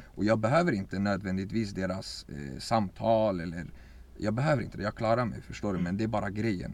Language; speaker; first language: Swedish; early bilingual, other home language; Kurdish